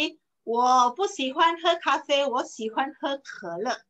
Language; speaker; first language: Chinese; non-native, fluent; Indonesian